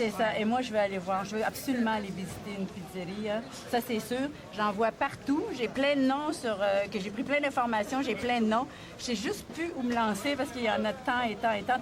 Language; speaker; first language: French; native; French